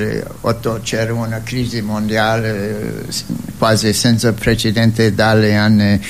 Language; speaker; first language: Italian; non-native, fluent; English